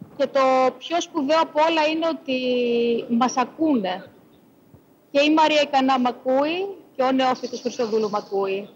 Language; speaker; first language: Greek; native; Greek